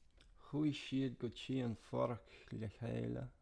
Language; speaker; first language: Irish; non-native, learner; English